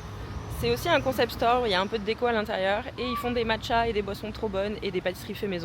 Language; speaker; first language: French; native; French